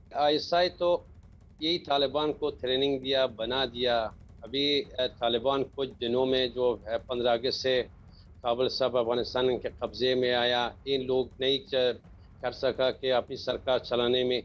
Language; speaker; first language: Hindi; non-native, learner; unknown